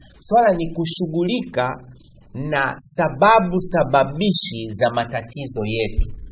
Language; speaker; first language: Swahili; native; Swahili